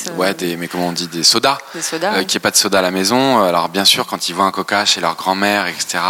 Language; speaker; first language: French; native; French